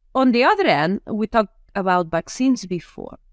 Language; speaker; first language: English; non-native, fluent; Spanish